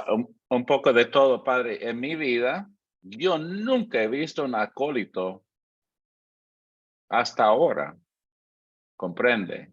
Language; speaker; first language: Spanish; non-native, fluent; English